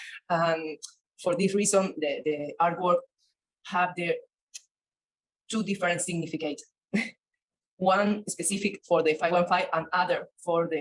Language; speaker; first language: English; non-native, learner; Spanish